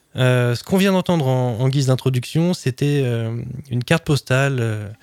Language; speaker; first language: French; native; French